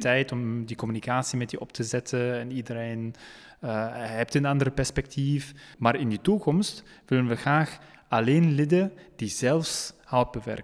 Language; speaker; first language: Dutch; non-native, local second language; French